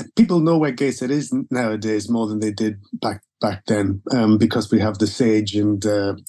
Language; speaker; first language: English; native; English